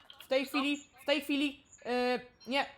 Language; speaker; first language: Polish; native; Polish